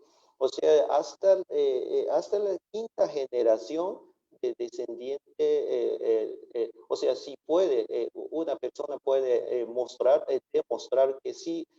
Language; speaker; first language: Spanish; non-native, fluent; Japanese